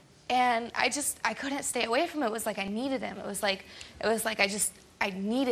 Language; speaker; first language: English; native; English